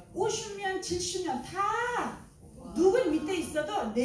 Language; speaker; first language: Korean; non-native, learner; Uzbek